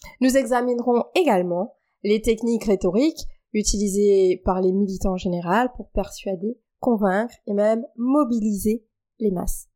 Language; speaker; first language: French; non-native, local second language; Morisyen